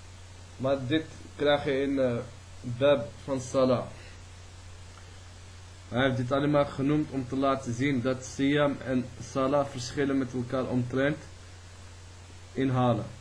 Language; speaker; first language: Dutch; early bilingual, other home language; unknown